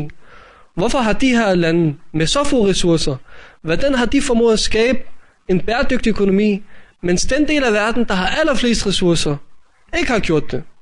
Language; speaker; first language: Danish; native; Danish